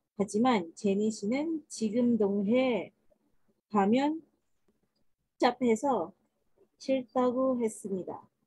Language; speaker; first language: Korean; non-native, learner; Malay